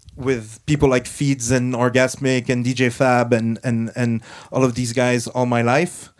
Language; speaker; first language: English; non-native, fluent; French